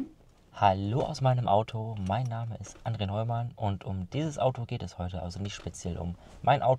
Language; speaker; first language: German; native; German